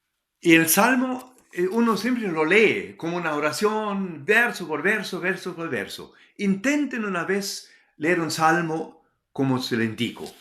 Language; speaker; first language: Spanish; non-native, fluent; German